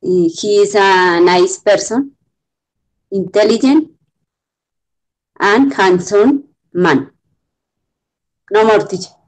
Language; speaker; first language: English; non-native, learner; Spanish